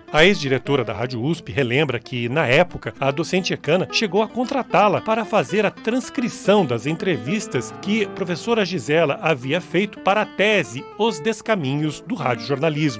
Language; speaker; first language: Portuguese; native; Portuguese